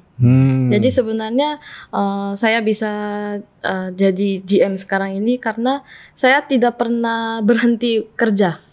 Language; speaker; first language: Indonesian; non-native, fluent; Korean